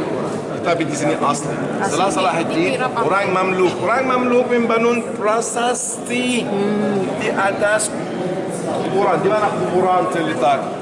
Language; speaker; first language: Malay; non-native, learner; Arabic